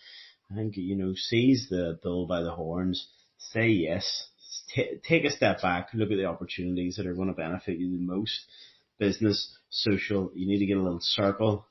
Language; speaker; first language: English; native; English